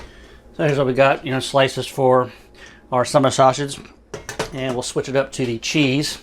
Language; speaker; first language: English; native; English